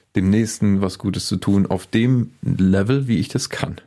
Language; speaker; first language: German; native; German